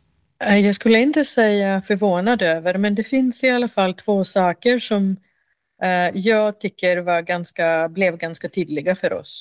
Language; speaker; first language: Swedish; non-native, fluent; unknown